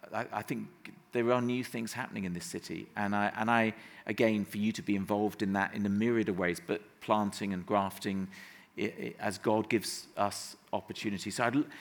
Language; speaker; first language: English; native; English